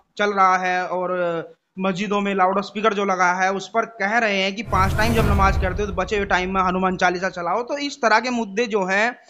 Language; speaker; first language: Hindi; native; Hindi